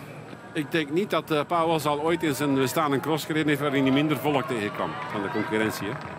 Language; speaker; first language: Dutch; native; Dutch